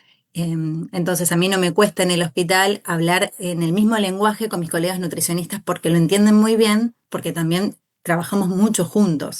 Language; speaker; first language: Spanish; native; Spanish